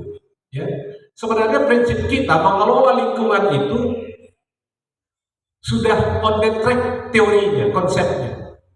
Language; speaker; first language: Indonesian; native; Indonesian